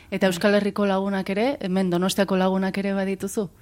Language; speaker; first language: Basque; native; Basque